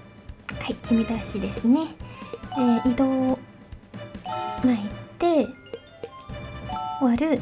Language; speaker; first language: Japanese; native; Japanese